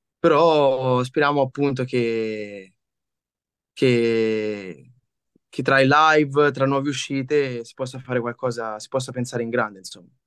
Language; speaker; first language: Italian; native; Italian